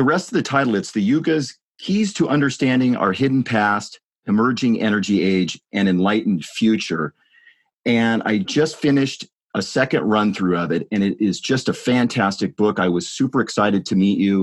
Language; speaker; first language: English; native; English